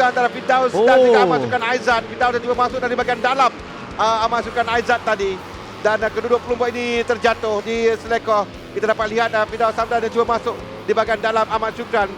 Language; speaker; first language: Malay; native; Malay